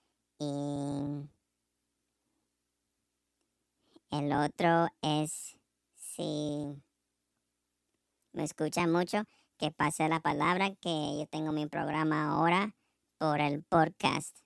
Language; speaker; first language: Spanish; non-native, learner; English